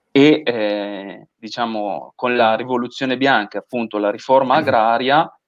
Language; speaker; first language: Italian; native; Italian